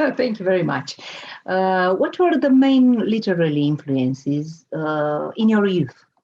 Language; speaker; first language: English; non-native, fluent; Romanian